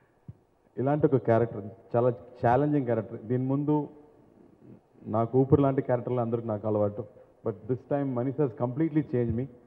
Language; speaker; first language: Telugu; non-native, learner; Tamil